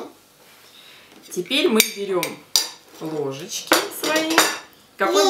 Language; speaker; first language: Russian; native; Russian